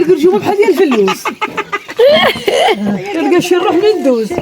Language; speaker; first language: Arabic; native; Arabic